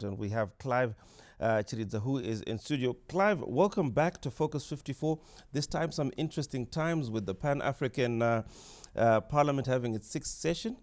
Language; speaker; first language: English; non-native, local second language; Shona